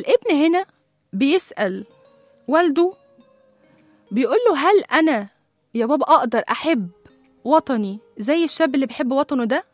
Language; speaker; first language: Arabic; native; Arabic